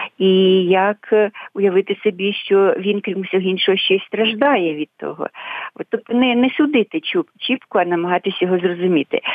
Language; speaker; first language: Ukrainian; native; Ukrainian